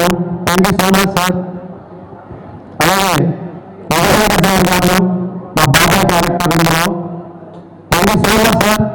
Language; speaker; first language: Telugu; native; Telugu